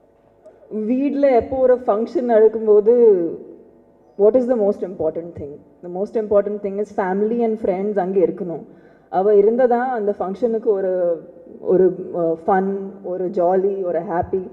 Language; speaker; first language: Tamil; non-native, fluent; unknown